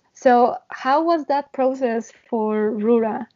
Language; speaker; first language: English; non-native, fluent; Spanish